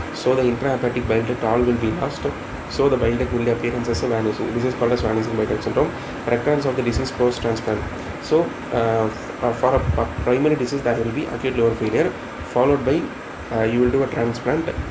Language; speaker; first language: English; non-native, local second language; Tamil